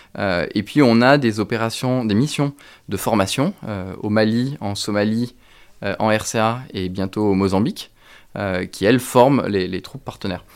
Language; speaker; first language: French; native; French